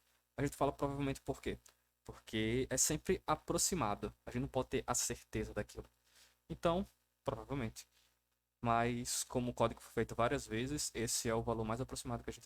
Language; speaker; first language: Portuguese; native; Portuguese